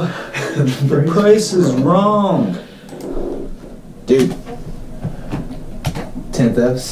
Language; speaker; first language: English; native; English